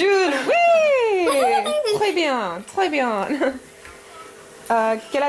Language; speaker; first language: French; non-native, learner; English